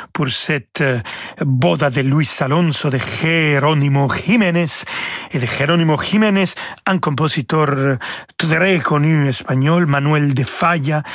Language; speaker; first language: French; non-native, fluent; Spanish